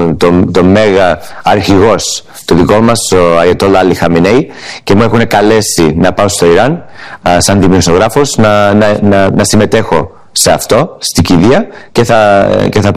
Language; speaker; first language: Greek; early bilingual, heritage; English